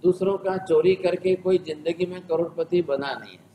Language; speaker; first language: Hindi; non-native, local second language; Gujarati